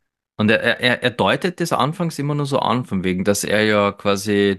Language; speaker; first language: German; native; German